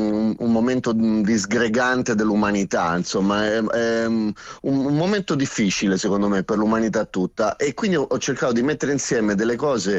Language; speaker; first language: Italian; native; Italian